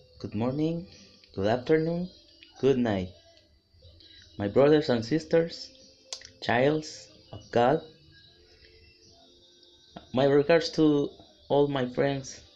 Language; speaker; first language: English; non-native, learner; Spanish